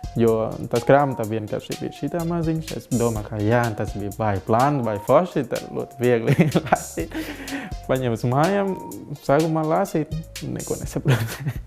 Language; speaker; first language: Latvian; non-native, learner; Vietnamese